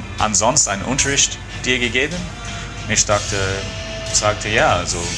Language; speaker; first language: German; non-native, learner; English